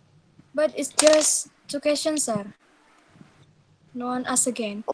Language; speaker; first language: English; non-native, learner; Indonesian